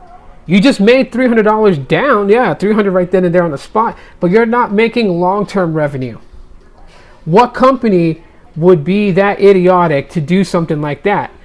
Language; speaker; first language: English; native; English